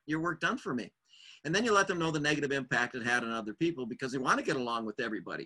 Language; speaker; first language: English; native; English